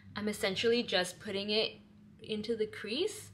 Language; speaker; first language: English; early bilingual, other home language; Spanish